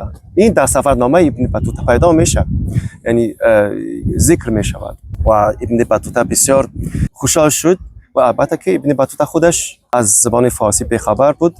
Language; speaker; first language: Persian; non-native, fluent; Chinese